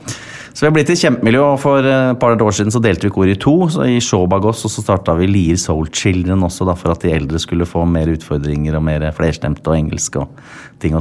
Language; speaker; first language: Norwegian; native; Norwegian